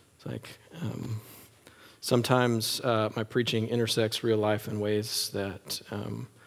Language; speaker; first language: English; native; English